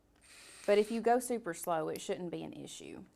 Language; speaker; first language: English; native; English